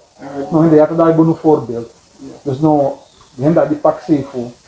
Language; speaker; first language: Dutch; non-native, local second language; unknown